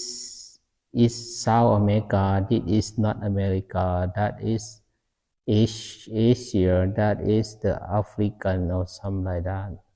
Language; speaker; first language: English; non-native, fluent; Lao